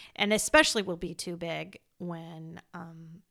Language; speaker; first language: English; native; English